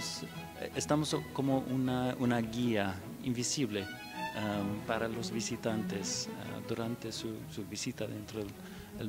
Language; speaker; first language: Spanish; non-native, fluent; English